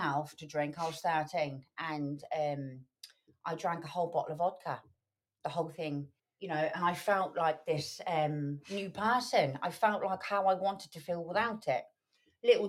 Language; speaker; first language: English; native; English